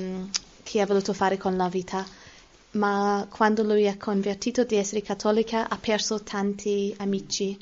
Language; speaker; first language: Italian; non-native, learner; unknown